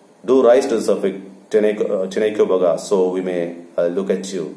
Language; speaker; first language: English; non-native, local second language; Malayalam